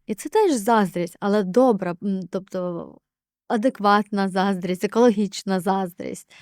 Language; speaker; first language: Ukrainian; native; Ukrainian